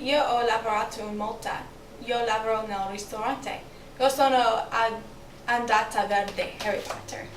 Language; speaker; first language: Italian; non-native, learner; English